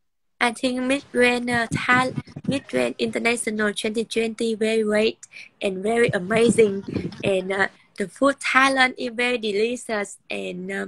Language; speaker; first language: English; non-native, learner; Vietnamese